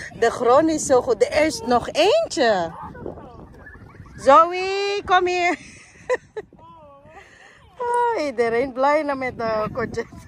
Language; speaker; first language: Dutch; non-native, learner; Filipino